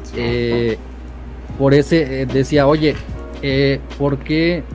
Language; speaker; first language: Spanish; native; Spanish